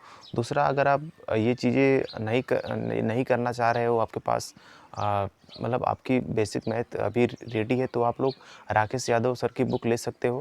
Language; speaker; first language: Hindi; native; Hindi